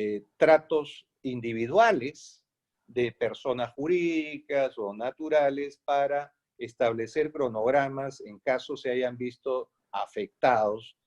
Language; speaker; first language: Spanish; native; Spanish